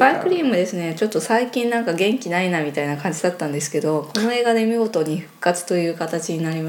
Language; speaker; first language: Japanese; native; Japanese